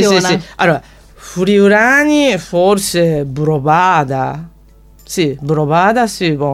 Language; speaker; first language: Italian; non-native, fluent; Japanese